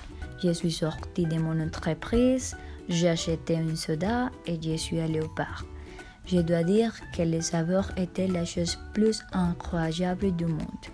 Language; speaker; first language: French; non-native, learner; Spanish